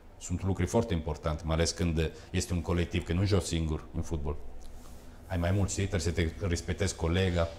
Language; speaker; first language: Romanian; early bilingual, heritage; Romanian